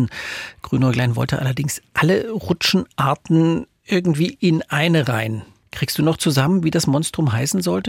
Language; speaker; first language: German; native; German